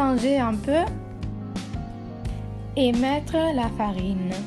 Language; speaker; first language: French; non-native, learner; Italian